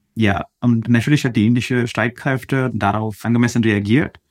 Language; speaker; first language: German; non-native, fluent; Telugu